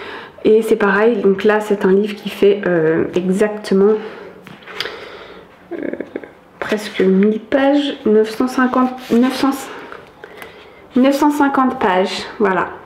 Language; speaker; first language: French; native; French